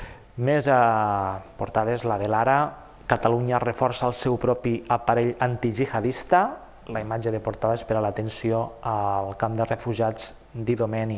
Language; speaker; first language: Catalan; native; Catalan